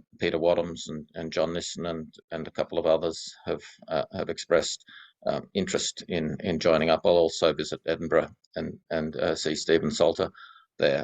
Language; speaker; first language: English; native; English